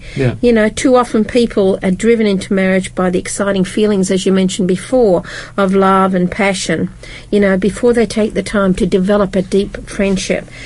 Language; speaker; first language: English; native; English